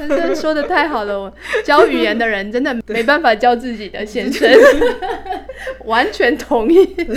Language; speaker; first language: Chinese; native; Chinese